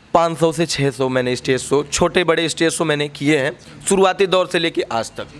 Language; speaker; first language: Hindi; native; Hindi